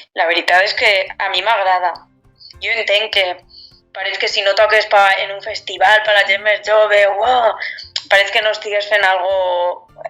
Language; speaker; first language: Catalan; native; Catalan